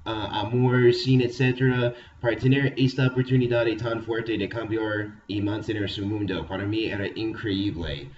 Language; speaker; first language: Spanish; non-native, fluent; English